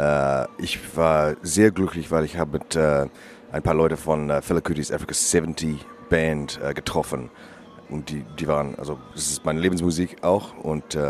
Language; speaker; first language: German; non-native, learner; English